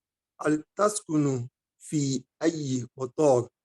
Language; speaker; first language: Arabic; non-native, learner; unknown